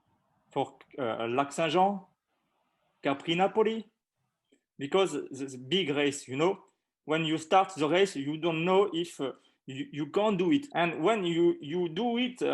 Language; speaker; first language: English; non-native, learner; French